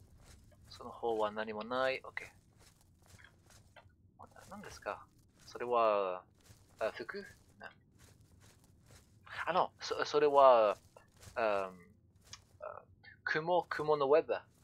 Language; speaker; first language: Japanese; non-native, learner; French